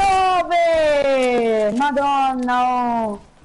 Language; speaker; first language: Italian; native; Italian